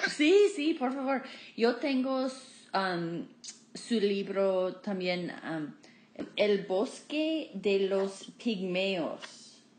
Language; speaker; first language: Spanish; non-native, fluent; English